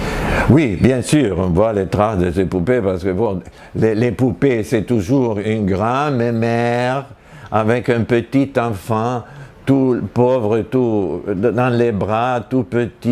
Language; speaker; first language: French; non-native, fluent; Spanish